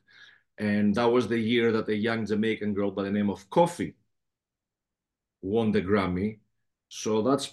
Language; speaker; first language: English; non-native, fluent; Greek